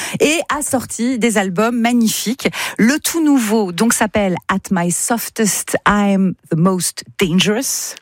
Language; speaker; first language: French; native; French